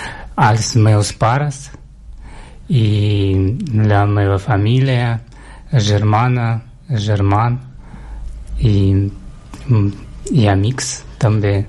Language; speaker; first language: Catalan; non-native, learner; Russian